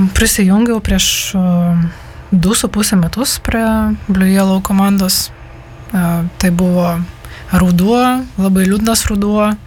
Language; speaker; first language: Lithuanian; non-native, fluent; Ukrainian